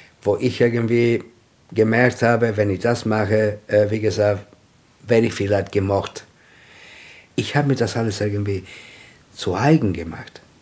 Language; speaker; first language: German; non-native, fluent; Italian